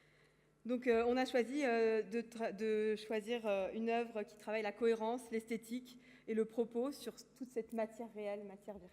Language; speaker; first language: French; native; French